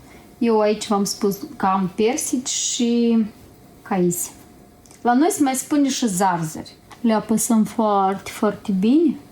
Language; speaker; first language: Romanian; native; Romanian